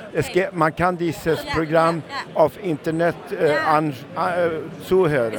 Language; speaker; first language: German; non-native, learner; Swedish